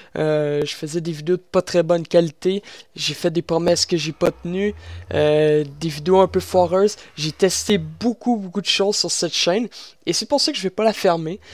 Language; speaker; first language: French; native; French